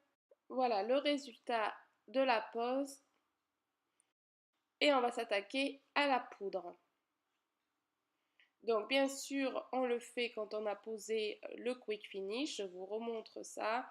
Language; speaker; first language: French; native; French